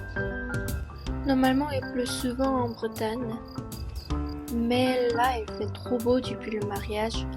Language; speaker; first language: French; non-native, fluent; Korean